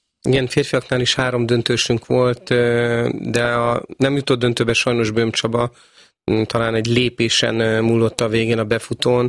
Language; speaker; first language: Hungarian; native; Hungarian